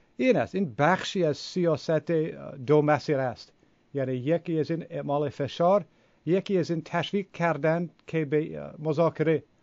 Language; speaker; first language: Persian; non-native, fluent; English